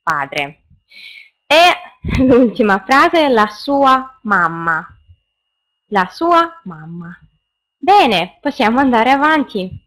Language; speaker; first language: Italian; non-native, fluent; Russian